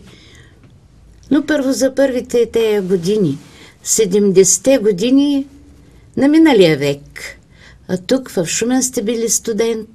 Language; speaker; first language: Bulgarian; native; Bulgarian